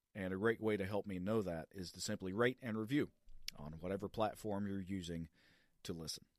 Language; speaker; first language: English; native; English